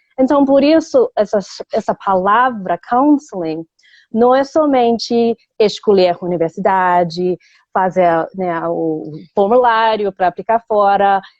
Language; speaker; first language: Portuguese; non-native, fluent; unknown